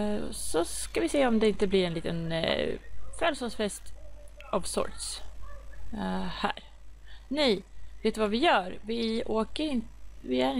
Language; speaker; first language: Swedish; native; Swedish